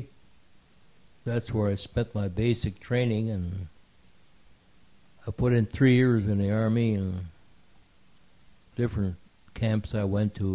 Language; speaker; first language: English; early bilingual, other home language; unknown